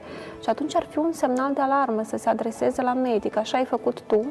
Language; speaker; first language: Romanian; native; Romanian